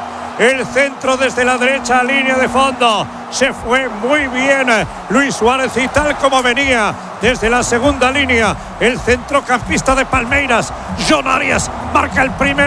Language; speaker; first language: Spanish; native; Spanish